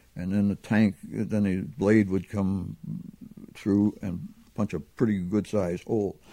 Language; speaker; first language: English; native; English